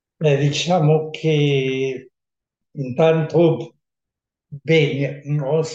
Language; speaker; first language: Italian; non-native, fluent; Catalan